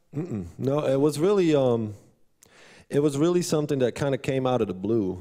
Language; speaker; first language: English; non-native, fluent; Dutch